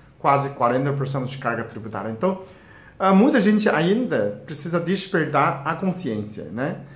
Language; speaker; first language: Portuguese; non-native, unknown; Chinese